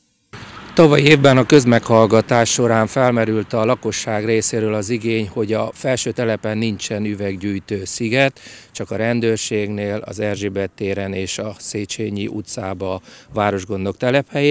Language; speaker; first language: Hungarian; native; Hungarian